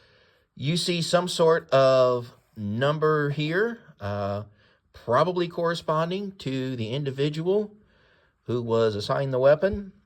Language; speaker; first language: English; native; English